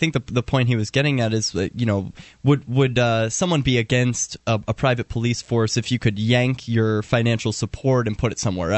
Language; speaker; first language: English; native; English